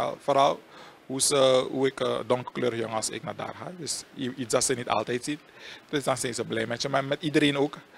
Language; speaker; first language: Dutch; native; Dutch